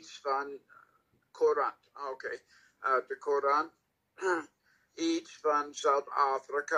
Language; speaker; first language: Dutch; non-native, learner; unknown